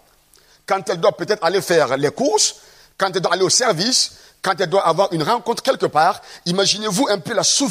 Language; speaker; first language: French; non-native, local second language; Mossi